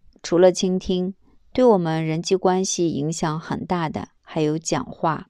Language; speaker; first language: Chinese; native; Chinese